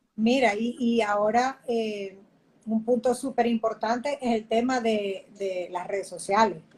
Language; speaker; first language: Spanish; native; Spanish